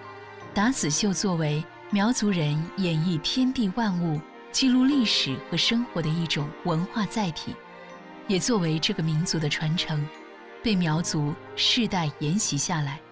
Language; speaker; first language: Chinese; native; Chinese